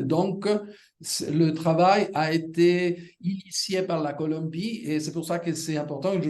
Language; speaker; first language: French; non-native, fluent; Spanish